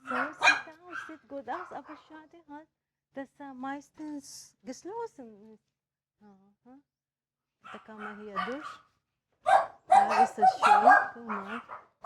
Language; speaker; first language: German; non-native, learner; Filipino